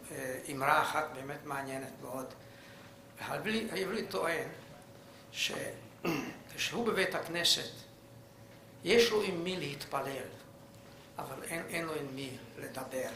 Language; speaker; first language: Hebrew; non-native, fluent; Hungarian